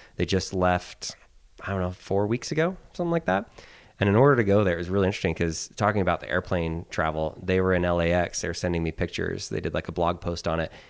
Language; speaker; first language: English; native; English